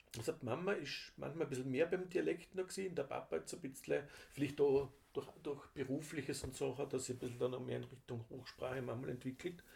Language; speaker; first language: German; native; German